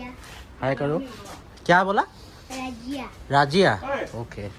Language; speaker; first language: Hindi; non-native, local second language; Assamese